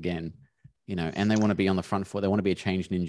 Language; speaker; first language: English; native; English